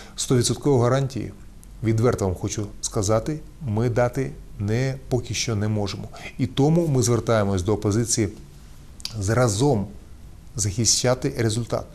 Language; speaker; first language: Ukrainian; non-native, local second language; Russian